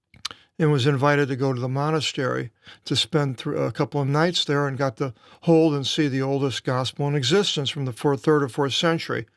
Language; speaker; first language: English; native; English